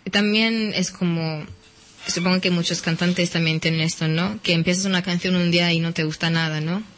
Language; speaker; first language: Spanish; non-native, fluent; English